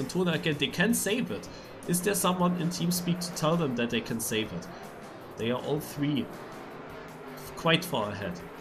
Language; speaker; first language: English; non-native, fluent; German